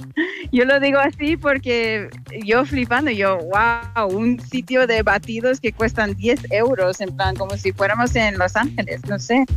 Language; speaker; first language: Spanish; non-native, fluent; English